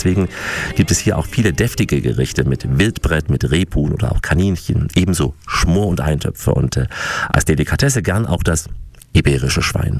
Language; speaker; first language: German; native; German